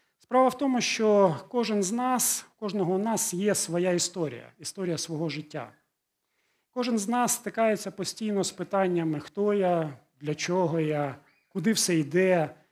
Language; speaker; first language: Ukrainian; non-native, local second language; Russian